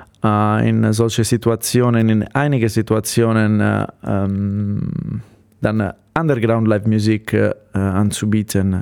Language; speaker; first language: German; non-native, fluent; Italian